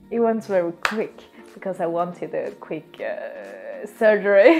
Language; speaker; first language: English; non-native, fluent; Swedish